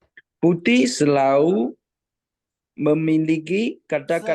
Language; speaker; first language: Indonesian; non-native, learner; Chinese